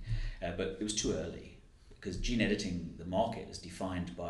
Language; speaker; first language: English; native; English